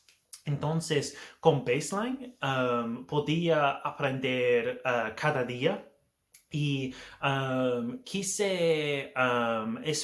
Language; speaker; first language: Spanish; non-native, learner; English